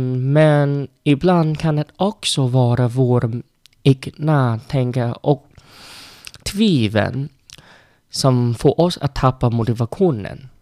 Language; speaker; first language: Swedish; non-native, learner; Vietnamese